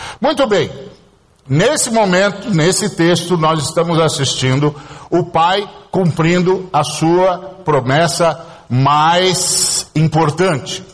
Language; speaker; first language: Portuguese; native; Portuguese